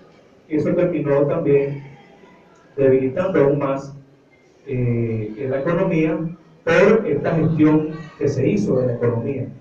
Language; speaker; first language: Spanish; native; Spanish